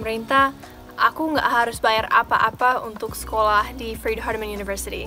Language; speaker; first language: Indonesian; non-native, fluent; English